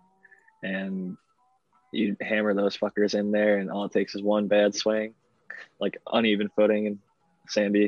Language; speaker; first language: English; native; English